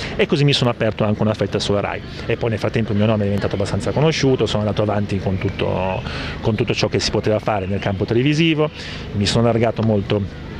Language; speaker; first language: Italian; native; Italian